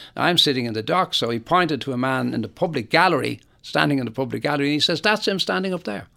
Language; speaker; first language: English; native; English